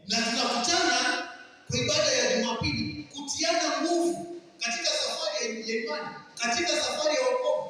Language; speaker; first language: Swahili; non-native, local second language; Kamba